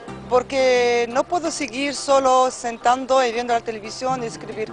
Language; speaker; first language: Spanish; non-native, learner; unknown